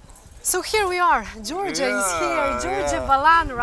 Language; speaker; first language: English; non-native, fluent; Slovenian